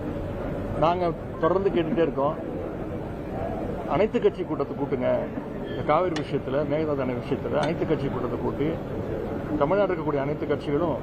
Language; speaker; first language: Tamil; native; Tamil